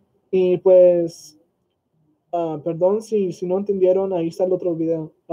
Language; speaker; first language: Spanish; early bilingual, heritage; Spanish